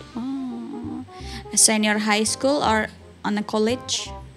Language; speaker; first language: English; non-native, learner; Indonesian